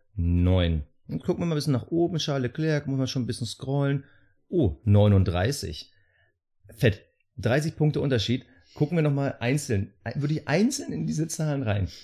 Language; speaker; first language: German; native; German